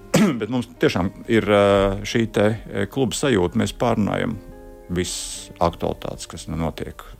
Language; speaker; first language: Latvian; native; Latvian